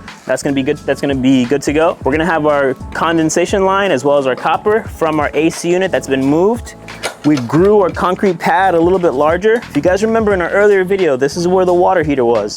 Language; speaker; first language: English; native; English